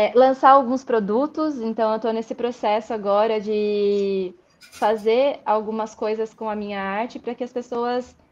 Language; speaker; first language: Portuguese; native; Portuguese